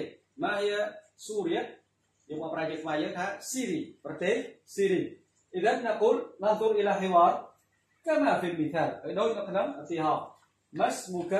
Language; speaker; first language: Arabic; non-native, fluent; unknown